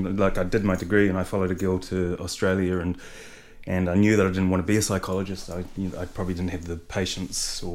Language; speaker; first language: English; native; English